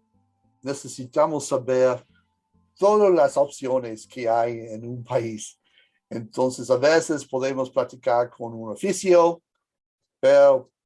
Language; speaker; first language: Spanish; early bilingual, heritage; English